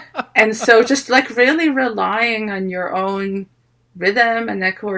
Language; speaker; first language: English; early bilingual, other home language; Ukrainian